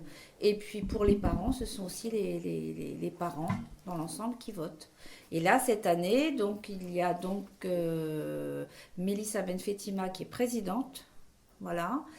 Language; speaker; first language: French; native; French